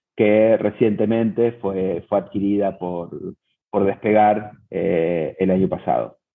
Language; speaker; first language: Spanish; native; Spanish